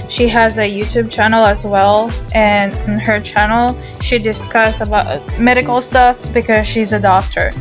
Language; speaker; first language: English; non-native, local second language; Filipino